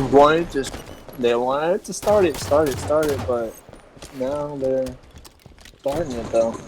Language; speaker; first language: English; native; English